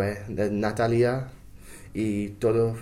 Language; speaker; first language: Spanish; non-native, learner; English